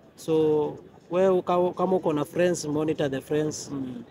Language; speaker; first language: Swahili; non-native, local second language; Kikuyu